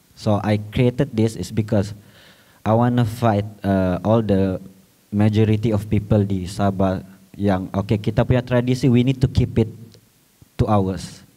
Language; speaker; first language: Malay; native; Malay